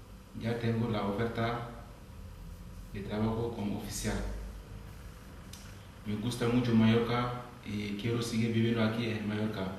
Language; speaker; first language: Spanish; non-native, learner; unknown